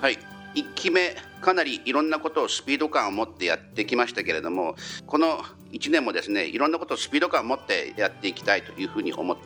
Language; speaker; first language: Japanese; native; Japanese